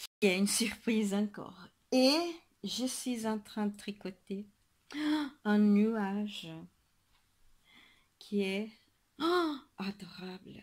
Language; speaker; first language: French; non-native, fluent; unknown